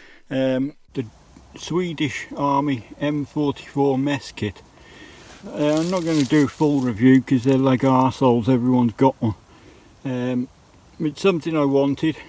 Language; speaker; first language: English; native; English